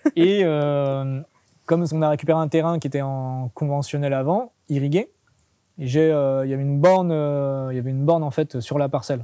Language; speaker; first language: French; native; French